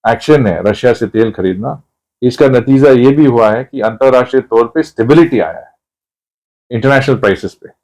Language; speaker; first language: Hindi; non-native, local second language; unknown